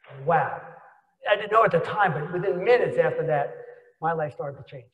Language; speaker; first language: English; native; English